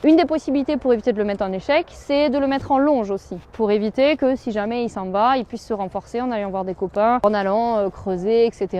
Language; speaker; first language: French; native; French